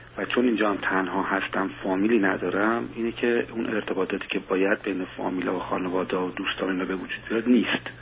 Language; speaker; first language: Persian; native; Persian